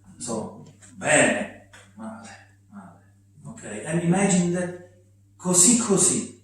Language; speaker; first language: Italian; non-native, learner; English